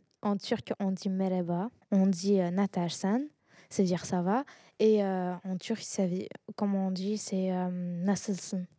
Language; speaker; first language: French; early bilingual, other home language; Azerbaijani